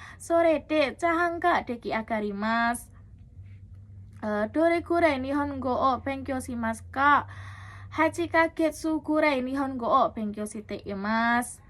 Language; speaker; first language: Japanese; non-native, learner; Indonesian